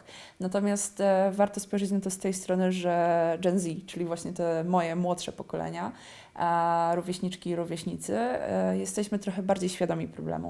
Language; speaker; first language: Polish; native; Polish